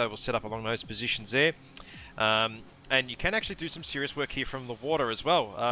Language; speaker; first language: English; native; English